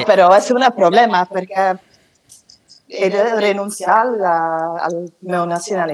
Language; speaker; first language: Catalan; non-native, fluent; English